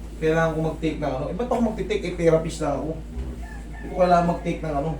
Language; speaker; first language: Filipino; native; Filipino